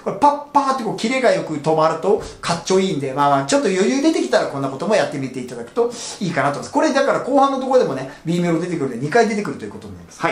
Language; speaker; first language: Japanese; native; Japanese